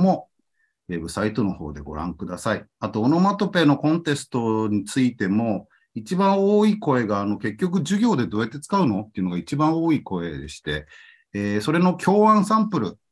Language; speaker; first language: Japanese; native; Japanese